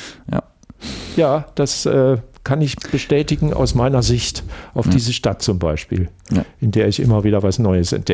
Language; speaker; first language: German; native; German